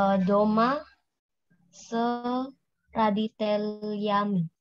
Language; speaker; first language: Russian; non-native, learner; Indonesian